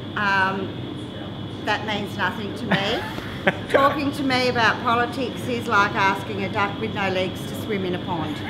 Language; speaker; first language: English; native; English